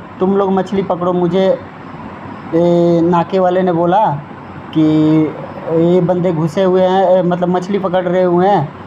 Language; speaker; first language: Hindi; native; Hindi